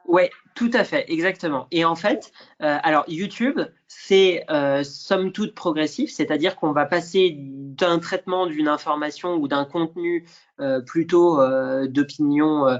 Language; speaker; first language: French; native; French